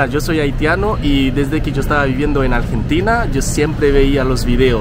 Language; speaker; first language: Spanish; non-native, fluent; Haitian Creole